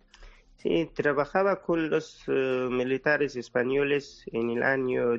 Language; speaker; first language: Spanish; non-native, learner; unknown